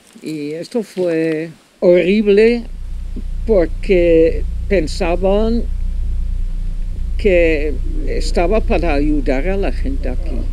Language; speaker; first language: Spanish; non-native, fluent; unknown